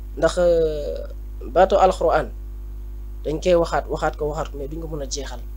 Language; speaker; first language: Wolof; native; Wolof